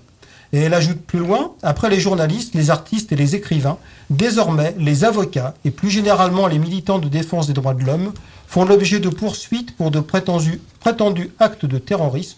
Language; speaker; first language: French; native; French